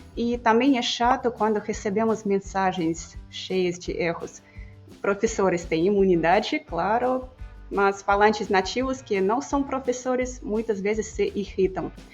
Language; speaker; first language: Portuguese; non-native, fluent; Russian